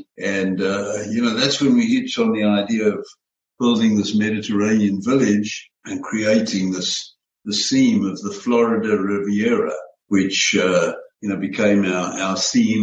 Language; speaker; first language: English; native; English